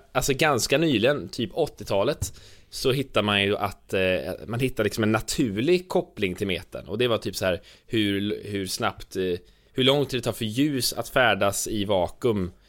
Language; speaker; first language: Swedish; native; Swedish